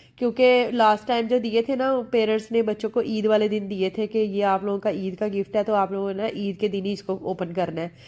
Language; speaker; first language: Urdu; native; Urdu